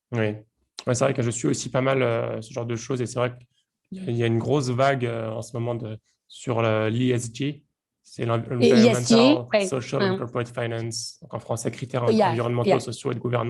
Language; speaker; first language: French; native; French